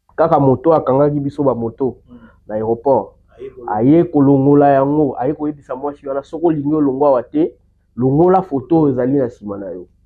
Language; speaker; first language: Lingala; native; Lingala